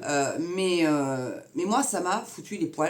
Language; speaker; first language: French; native; French